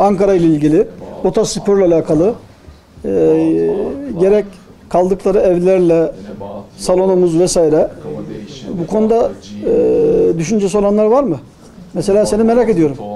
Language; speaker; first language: Turkish; native; Turkish